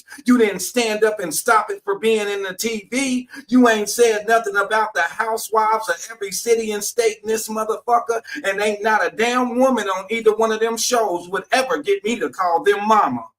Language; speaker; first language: English; native; English